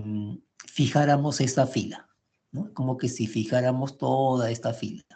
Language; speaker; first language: Spanish; native; Spanish